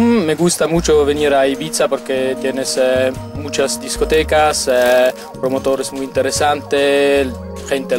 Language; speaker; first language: Spanish; non-native, fluent; Italian